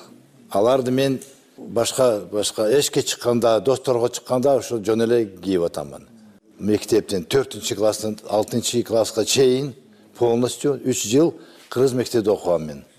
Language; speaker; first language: Kyrgyz; non-native, local second language; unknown